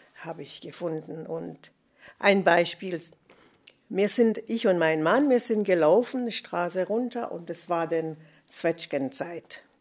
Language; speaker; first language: German; non-native, fluent; English